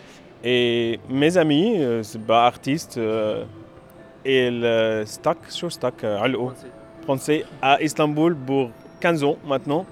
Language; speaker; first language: French; non-native, learner; Arabic